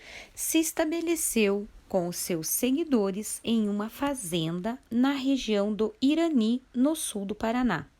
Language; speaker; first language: Portuguese; native; Portuguese